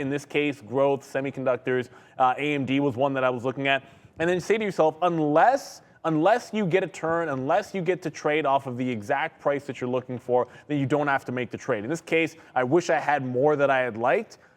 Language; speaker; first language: English; native; English